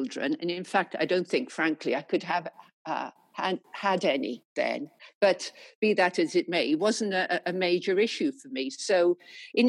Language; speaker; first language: English; native; English